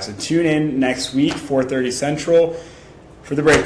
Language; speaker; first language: English; native; English